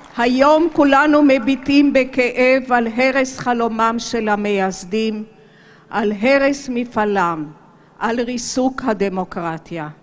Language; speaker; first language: Hebrew; early bilingual, other home language; Romanian